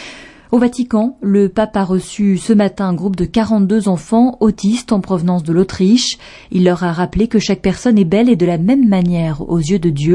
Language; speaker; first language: French; native; French